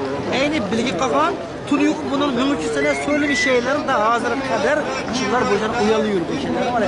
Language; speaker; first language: Turkish; non-native, learner; Uyghur